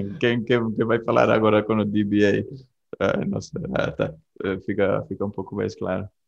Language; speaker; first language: Portuguese; non-native, fluent; Spanish